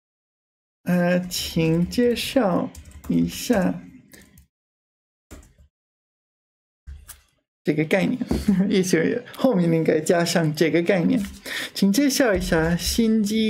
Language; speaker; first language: Chinese; non-native, learner; English